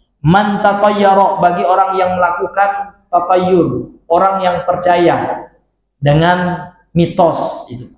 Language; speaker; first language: Indonesian; non-native, local second language; Minangkabau